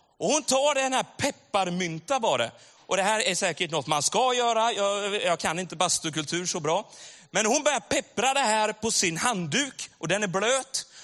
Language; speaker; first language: Swedish; native; Swedish